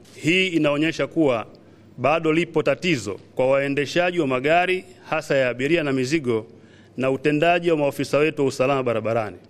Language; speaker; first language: Swahili; native; Swahili